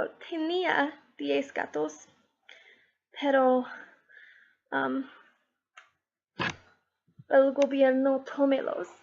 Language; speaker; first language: Spanish; non-native, learner; English